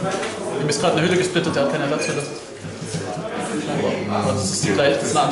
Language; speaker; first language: German; native; German